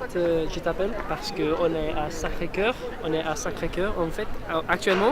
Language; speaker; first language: French; non-native, learner; English